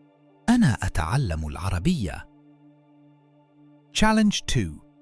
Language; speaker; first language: Arabic; non-native, learner; English